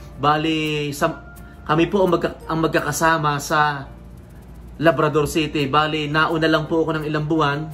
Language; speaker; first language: Filipino; native; Filipino